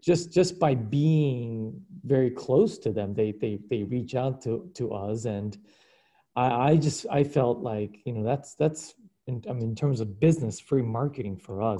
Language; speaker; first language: English; early bilingual, other home language; Japanese